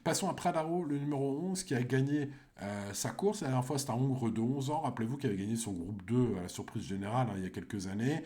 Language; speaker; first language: French; native; French